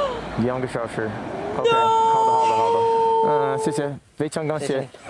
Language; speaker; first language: Chinese; non-native, learner; English